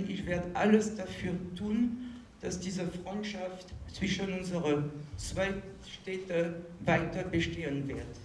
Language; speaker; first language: German; non-native, fluent; French